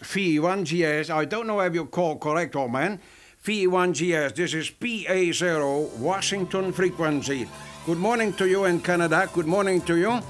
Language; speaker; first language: English; non-native, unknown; Dutch